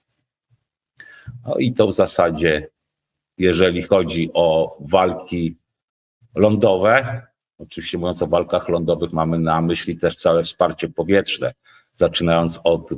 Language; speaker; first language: Polish; native; Polish